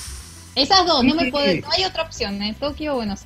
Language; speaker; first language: Spanish; native; Spanish